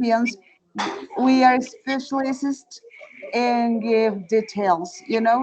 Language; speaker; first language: English; non-native, fluent; Spanish